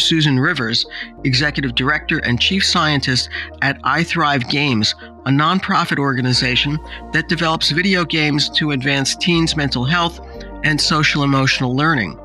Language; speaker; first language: English; native; English